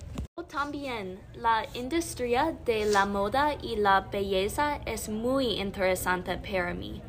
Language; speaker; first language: Spanish; non-native, learner; English